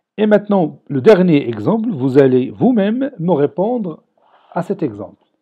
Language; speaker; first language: French; non-native, local second language; Arabic